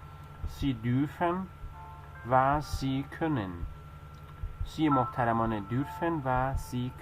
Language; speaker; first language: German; non-native, fluent; Persian